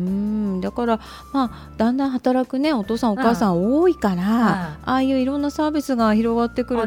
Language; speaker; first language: Japanese; native; Japanese